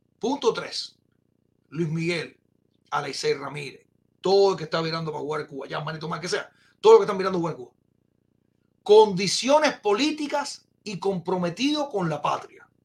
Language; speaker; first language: Spanish; native; Spanish